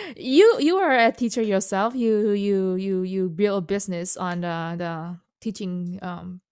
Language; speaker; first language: English; non-native, fluent; Indonesian